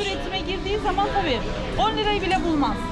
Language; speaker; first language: Turkish; native; Turkish